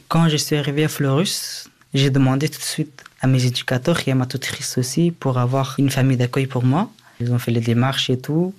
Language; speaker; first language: French; early bilingual, other home language; Persian